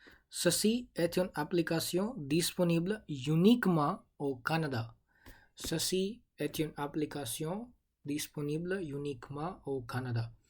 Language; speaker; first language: French; non-native, learner; English